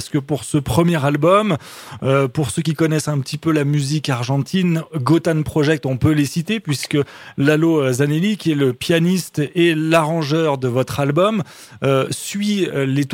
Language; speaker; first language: French; native; French